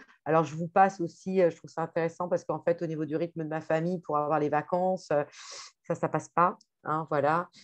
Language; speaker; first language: French; native; French